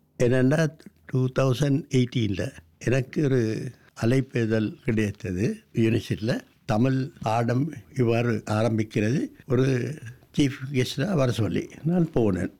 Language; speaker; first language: Tamil; non-native, local second language; Sinhala